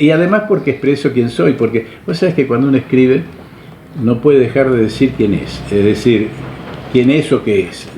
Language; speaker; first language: Spanish; native; Spanish